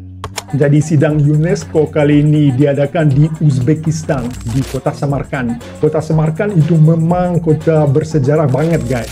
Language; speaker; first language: Indonesian; non-native, fluent; Russian